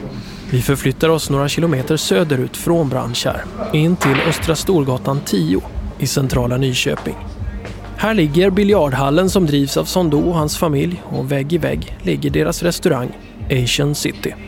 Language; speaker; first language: Swedish; native; Swedish